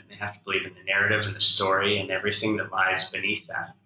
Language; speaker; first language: English; native; English